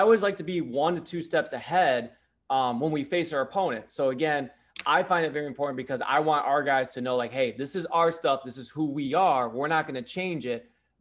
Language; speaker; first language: English; native; English